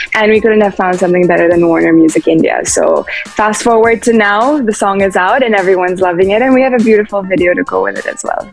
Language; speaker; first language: English; early bilingual, heritage; English